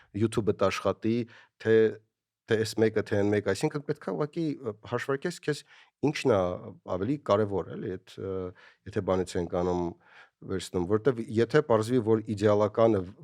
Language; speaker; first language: Armenian; early bilingual, other home language; Russian